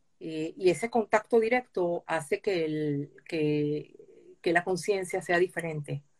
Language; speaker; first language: Spanish; early bilingual, other home language; Hebrew